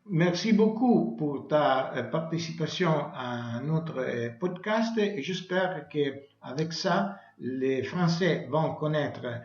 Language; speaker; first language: French; non-native, learner; Italian